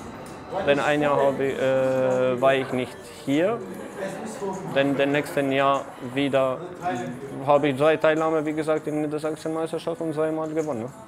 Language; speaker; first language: German; non-native, learner; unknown